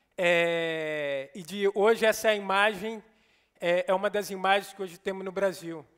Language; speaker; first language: Portuguese; native; Portuguese